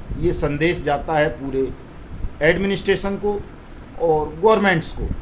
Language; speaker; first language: Hindi; native; Hindi